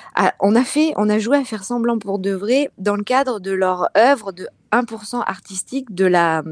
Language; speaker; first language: French; native; French